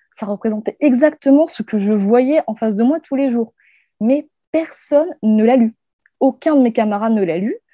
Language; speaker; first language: French; native; French